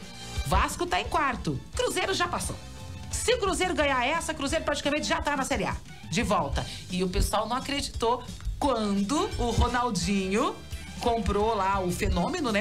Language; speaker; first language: Portuguese; native; Portuguese